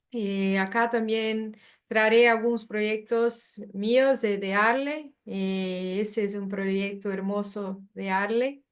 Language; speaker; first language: Spanish; non-native, learner; Portuguese